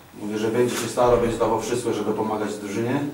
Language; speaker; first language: Polish; non-native, learner; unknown